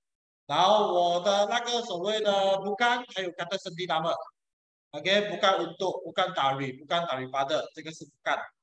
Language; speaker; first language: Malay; non-native, local second language; Chinese